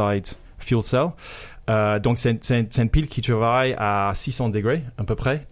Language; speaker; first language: French; non-native, fluent; English